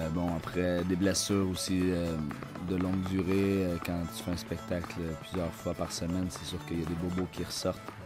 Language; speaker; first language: French; native; French